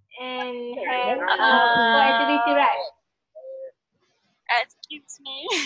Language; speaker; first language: English; non-native, learner; Malay